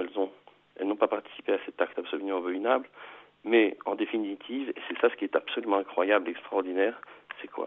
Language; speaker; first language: French; native; French